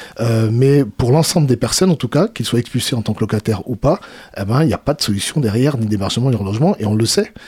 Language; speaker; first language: French; native; French